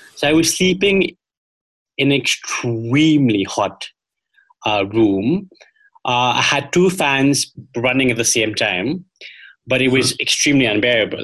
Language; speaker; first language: English; non-native, local second language; Khasi